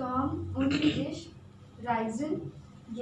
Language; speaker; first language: German; non-native, learner; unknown